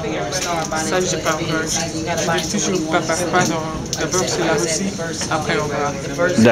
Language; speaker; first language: French; non-native, local second language; Dutch